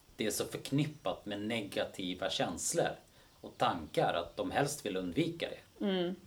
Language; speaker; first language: Swedish; early bilingual, other home language; Bosnian